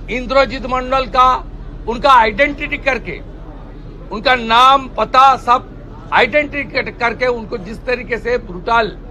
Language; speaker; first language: Hindi; non-native, local second language; Bangla